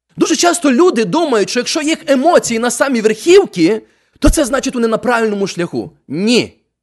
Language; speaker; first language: Ukrainian; native; Ukrainian